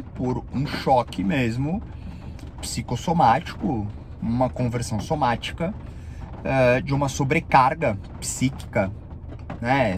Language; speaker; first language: Portuguese; native; Portuguese